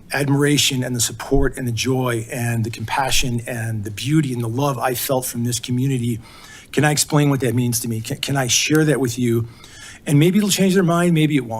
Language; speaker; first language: English; native; English